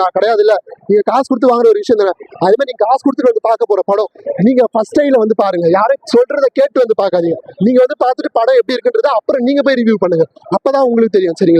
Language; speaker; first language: Tamil; native; Tamil